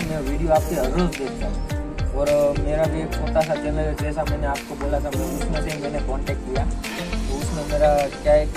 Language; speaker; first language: Hindi; non-native, local second language; Gujarati